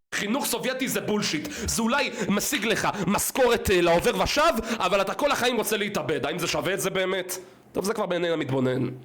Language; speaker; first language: Hebrew; early bilingual, other home language; Russian